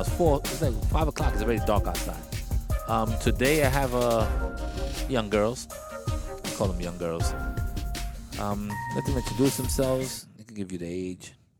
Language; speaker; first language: English; early bilingual, other home language; Spanish